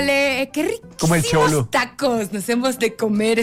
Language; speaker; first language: Spanish; native; Spanish